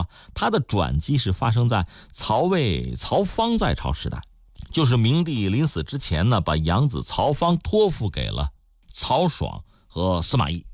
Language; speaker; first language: Chinese; native; Chinese